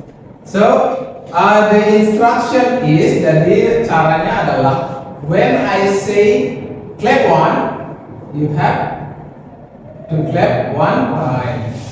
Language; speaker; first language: English; non-native, learner; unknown